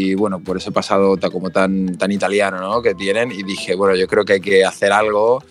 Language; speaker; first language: Spanish; native; Spanish